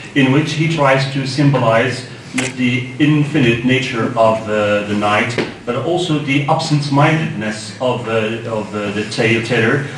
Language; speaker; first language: English; non-native, fluent; Arabic